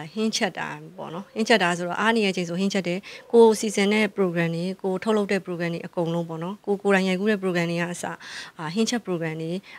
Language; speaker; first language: Burmese; native; Burmese